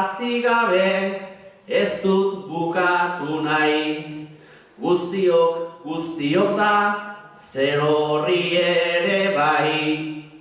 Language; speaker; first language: Basque; native; Basque